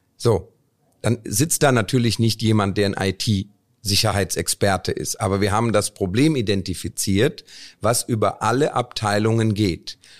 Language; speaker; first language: German; early bilingual, other home language; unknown